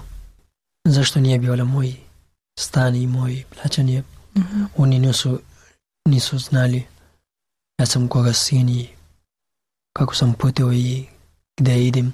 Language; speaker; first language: Serbian; non-native, learner; Pashto